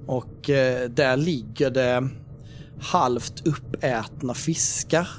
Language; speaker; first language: Swedish; native; Swedish